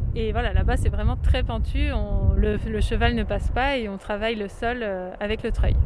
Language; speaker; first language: French; native; French